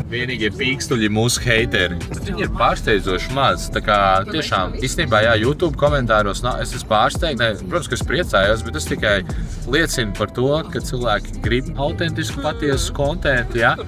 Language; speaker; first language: Latvian; native; Latvian